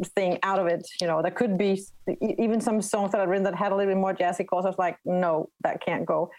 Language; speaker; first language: English; non-native, fluent; Danish